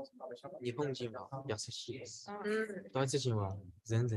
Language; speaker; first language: Japanese; non-native, learner; German